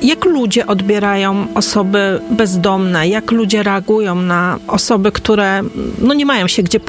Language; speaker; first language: Polish; native; Polish